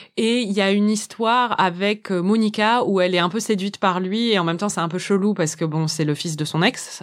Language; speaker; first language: French; native; French